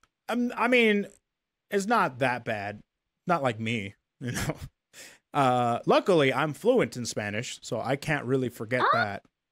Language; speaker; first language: English; native; English